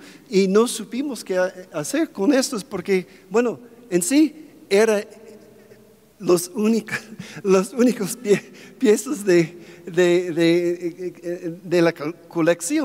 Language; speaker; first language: Spanish; non-native, fluent; English